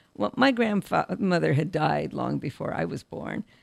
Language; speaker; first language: English; early bilingual, other home language; Russian